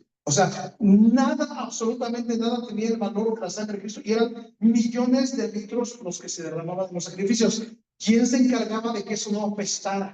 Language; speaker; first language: Spanish; native; Spanish